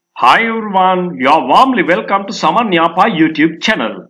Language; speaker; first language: English; non-native, local second language; Sinhala